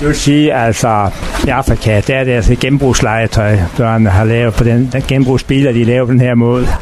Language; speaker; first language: Danish; native; Danish